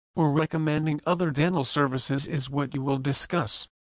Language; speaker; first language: English; non-native, fluent; Spanish